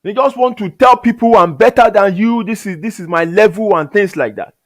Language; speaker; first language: English; non-native, local second language; Yoruba